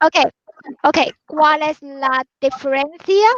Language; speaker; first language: Spanish; non-native, learner; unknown